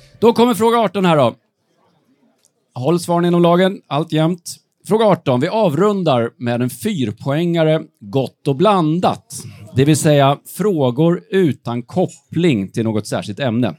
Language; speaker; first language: Swedish; native; Swedish